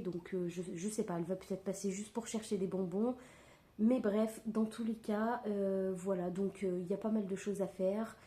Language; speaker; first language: French; native; French